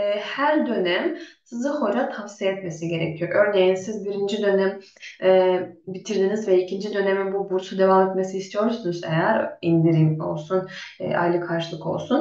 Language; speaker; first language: Turkish; non-native, fluent; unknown